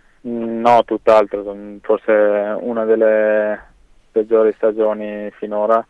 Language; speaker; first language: Italian; native; Italian